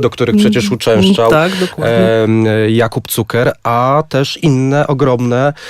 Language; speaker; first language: Polish; native; Polish